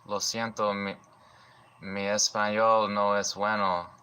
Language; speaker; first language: Spanish; non-native, learner; English